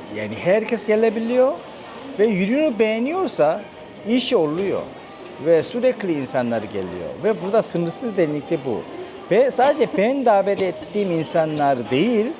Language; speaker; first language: Turkish; non-native, fluent; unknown